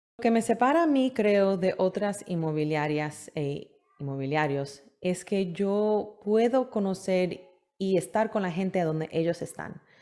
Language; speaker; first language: Spanish; early bilingual, heritage; Spanish